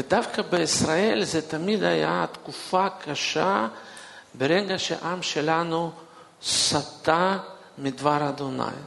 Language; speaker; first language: Hebrew; non-native, fluent; Russian